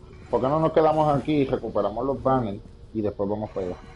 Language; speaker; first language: Spanish; native; Spanish